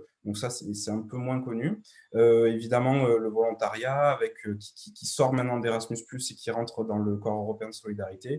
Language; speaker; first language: French; native; French